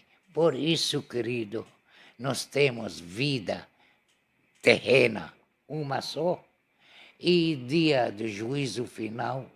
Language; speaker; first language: Portuguese; non-native, learner; Arabic